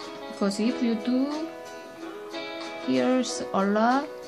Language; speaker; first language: English; non-native, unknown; Korean